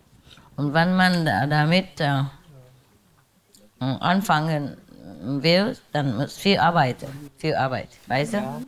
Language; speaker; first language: German; non-native, learner; Vietnamese